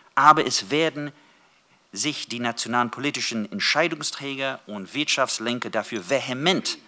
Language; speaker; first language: German; non-native, fluent; English